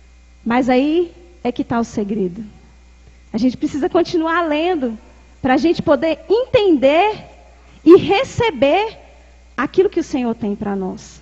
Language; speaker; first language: Portuguese; native; Portuguese